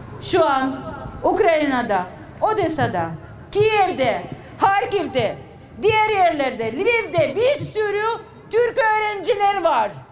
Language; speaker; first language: Turkish; non-native, fluent; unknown